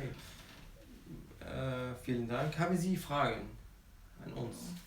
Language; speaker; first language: German; non-native, fluent; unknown